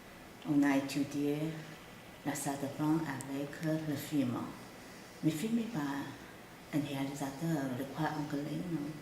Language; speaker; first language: French; non-native, fluent; Chinese